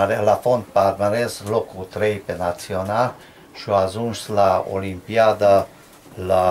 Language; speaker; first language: Romanian; non-native, local second language; Hungarian